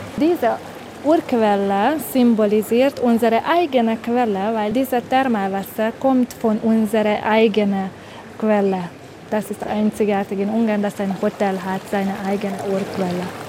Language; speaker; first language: German; non-native, fluent; Hungarian